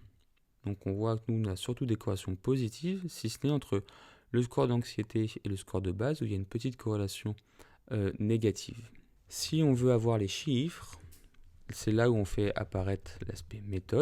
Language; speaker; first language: French; native; French